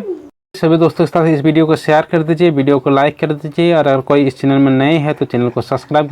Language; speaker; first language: Hindi; native; Hindi